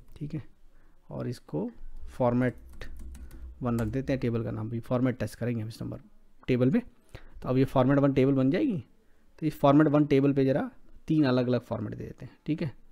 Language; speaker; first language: Hindi; native; Hindi